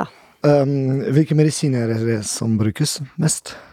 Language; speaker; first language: Norwegian; non-native, learner; German